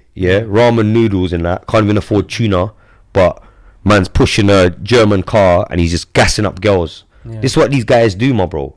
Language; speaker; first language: English; native; English